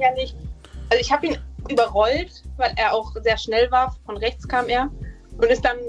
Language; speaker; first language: German; native; German